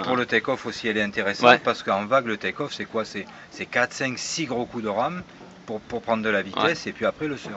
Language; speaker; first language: French; native; French